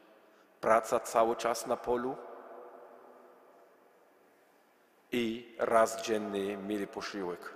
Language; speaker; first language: Polish; non-native, learner; Arabic